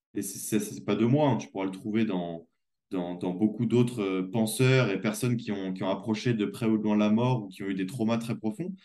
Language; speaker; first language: French; native; French